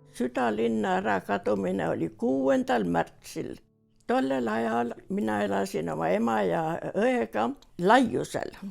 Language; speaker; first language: Estonian; native; Estonian